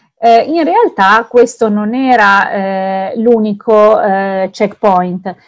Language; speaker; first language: Italian; native; Italian